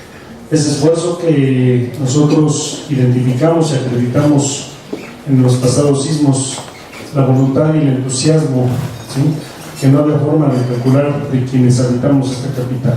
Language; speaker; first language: Spanish; native; Spanish